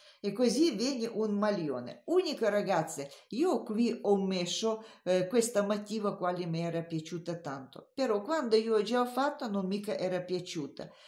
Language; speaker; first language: Italian; non-native, learner; Romanian